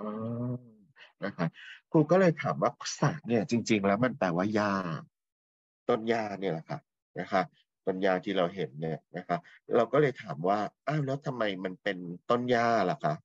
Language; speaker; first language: Japanese; non-native, fluent; Thai